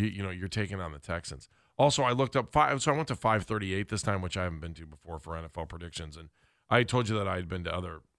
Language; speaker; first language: English; native; English